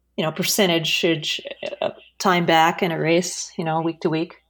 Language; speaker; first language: English; native; English